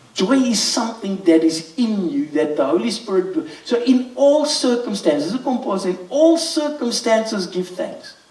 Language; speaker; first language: English; non-native, local second language; Afrikaans